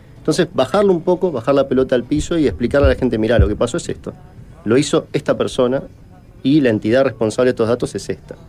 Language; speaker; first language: Spanish; native; Spanish